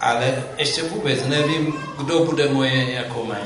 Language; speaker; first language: Czech; non-native, fluent; Amharic